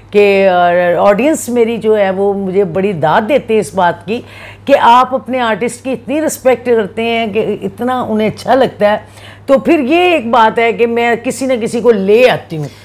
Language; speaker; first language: Urdu; non-native, local second language; Punjabi